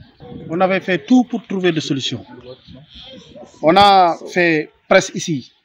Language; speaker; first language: French; non-native, learner; Wolof